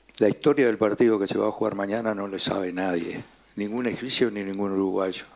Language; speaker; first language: Spanish; native; Spanish